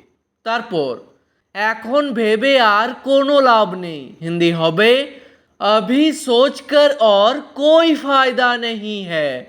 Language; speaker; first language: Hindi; non-native, local second language; Bangla